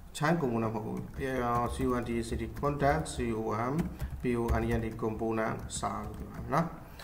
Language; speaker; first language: Burmese; native; Burmese